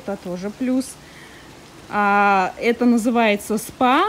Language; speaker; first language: Russian; native; Russian